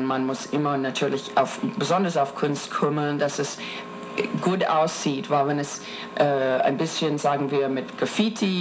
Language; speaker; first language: German; non-native, fluent; English